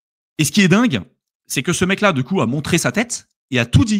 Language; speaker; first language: French; native; French